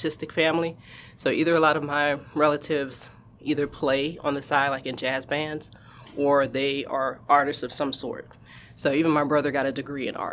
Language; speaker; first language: English; native; English